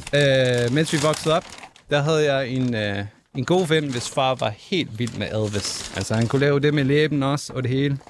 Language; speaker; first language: Danish; early bilingual, other home language; English